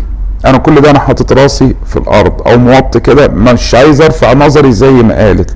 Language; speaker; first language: Arabic; native; Arabic